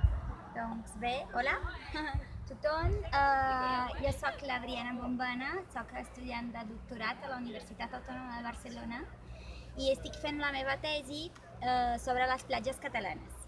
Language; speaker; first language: Catalan; non-native, fluent; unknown